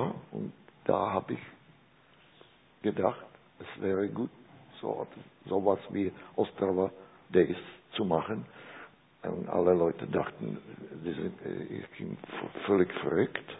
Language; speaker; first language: German; non-native, learner; Czech